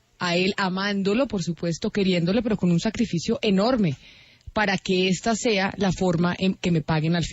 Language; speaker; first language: Spanish; native; Spanish